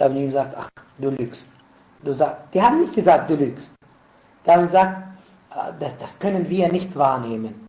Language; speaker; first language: German; non-native, fluent; Arabic